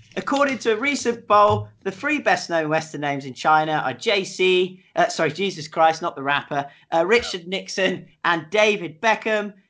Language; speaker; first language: English; native; English